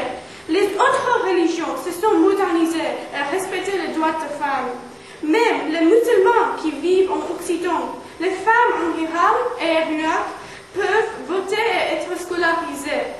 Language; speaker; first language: French; non-native, learner; English